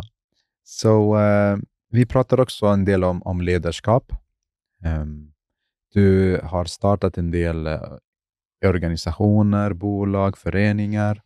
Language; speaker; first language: Swedish; non-native, fluent; Arabic